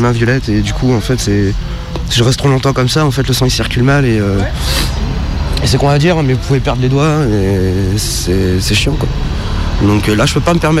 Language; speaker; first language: French; native; French